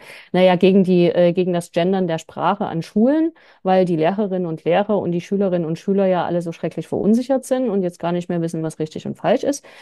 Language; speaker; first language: German; native; German